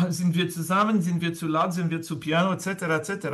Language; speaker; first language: German; non-native, fluent; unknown